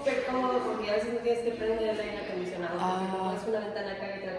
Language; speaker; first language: Spanish; native; Spanish